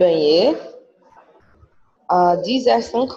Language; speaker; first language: French; non-native, learner; Portuguese